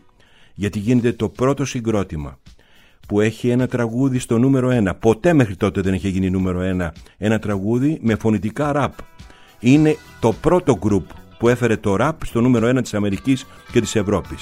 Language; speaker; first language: Greek; native; Greek